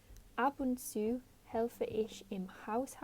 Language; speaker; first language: German; non-native, fluent; English